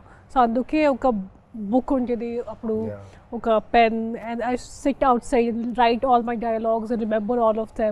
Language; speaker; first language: Telugu; non-native, fluent; Hindi